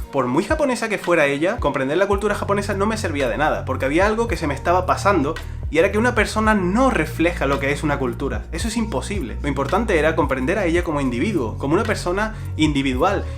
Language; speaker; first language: Spanish; native; Spanish